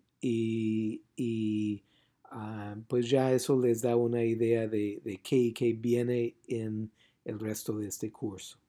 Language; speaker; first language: Spanish; non-native, fluent; English